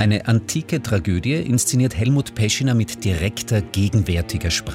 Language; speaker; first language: German; native; German